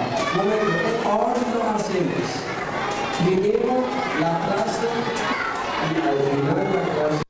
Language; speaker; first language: Spanish; non-native, fluent; German